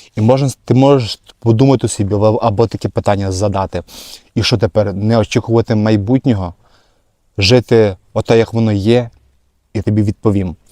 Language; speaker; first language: Ukrainian; non-native, local second language; Russian